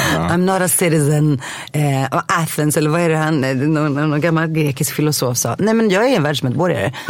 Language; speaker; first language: Swedish; early bilingual, other home language; Greek